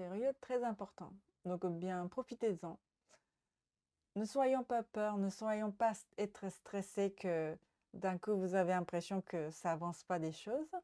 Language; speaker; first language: French; non-native, learner; Japanese